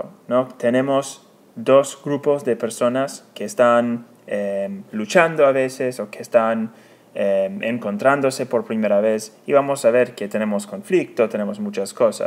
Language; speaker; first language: Spanish; non-native, fluent; English